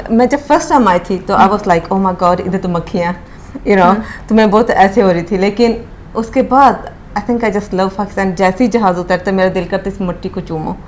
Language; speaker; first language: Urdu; early bilingual, heritage; Urdu